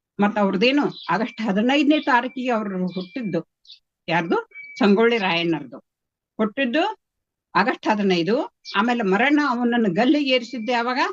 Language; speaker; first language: Kannada; native; Kannada